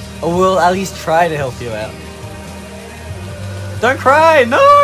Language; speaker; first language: English; native; English